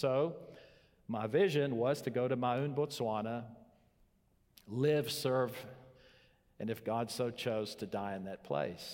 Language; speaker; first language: English; native; English